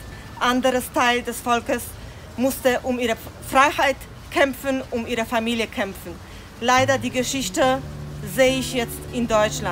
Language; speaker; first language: German; non-native, fluent; Polish